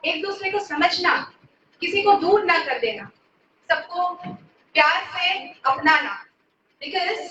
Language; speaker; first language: Hindi; non-native, local second language; Bangla